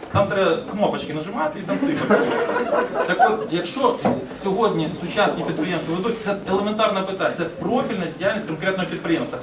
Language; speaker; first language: Ukrainian; native; Ukrainian